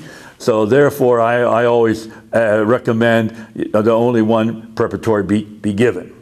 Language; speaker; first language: English; native; English